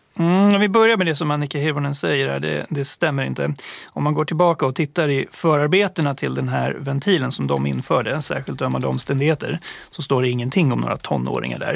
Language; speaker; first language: Swedish; native; Swedish